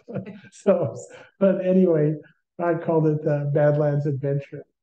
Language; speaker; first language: English; native; English